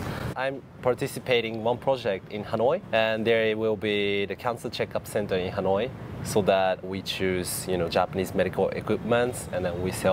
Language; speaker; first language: English; non-native, fluent; Japanese